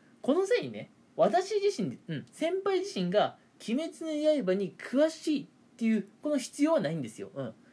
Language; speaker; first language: Japanese; native; Japanese